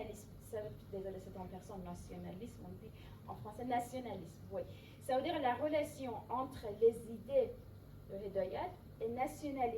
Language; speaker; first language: French; non-native, fluent; Persian